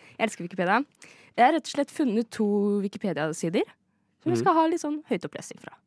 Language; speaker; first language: Norwegian; native; Norwegian